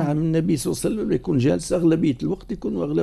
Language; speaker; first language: Arabic; native; Arabic